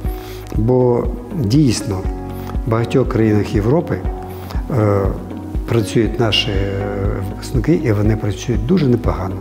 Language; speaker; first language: Ukrainian; non-native, local second language; Russian